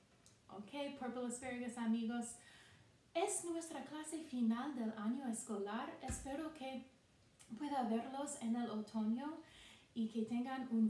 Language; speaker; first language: Spanish; non-native, fluent; English